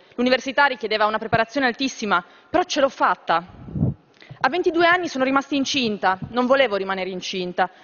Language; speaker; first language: Italian; native; Italian